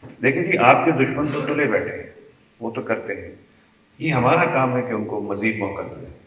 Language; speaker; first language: Urdu; non-native, local second language; Kashmiri